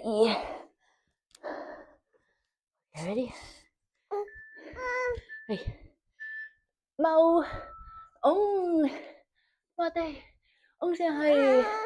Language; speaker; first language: Cantonese; early bilingual, heritage; Cantonese